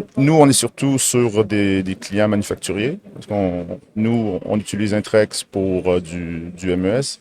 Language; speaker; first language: French; native; French